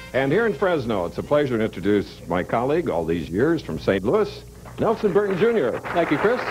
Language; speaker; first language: English; native; English